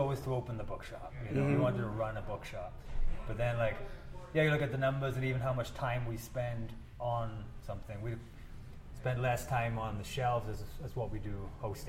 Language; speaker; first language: English; native; English